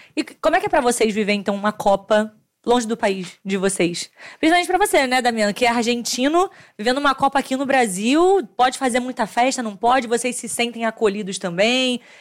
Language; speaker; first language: Portuguese; native; Portuguese